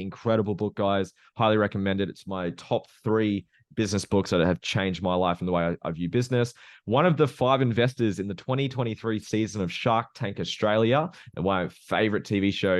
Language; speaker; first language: English; native; English